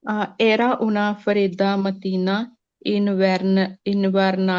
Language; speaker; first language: Italian; non-native, learner; Punjabi